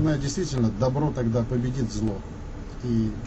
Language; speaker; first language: Russian; native; Russian